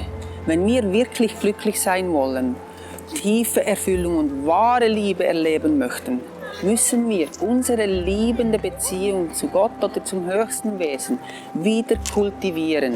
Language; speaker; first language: German; non-native, fluent; English